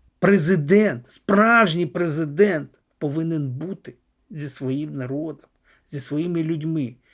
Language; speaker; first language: Ukrainian; native; Ukrainian